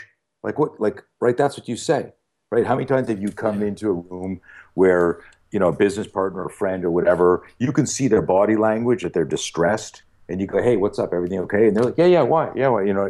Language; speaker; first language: English; native; English